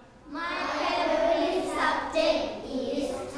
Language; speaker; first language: English; non-native, learner; Thai